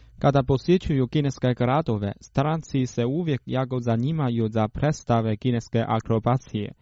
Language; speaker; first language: Croatian; non-native, fluent; Chinese